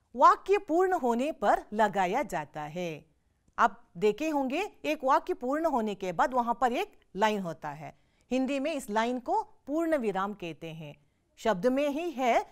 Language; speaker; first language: Hindi; non-native, local second language; Kannada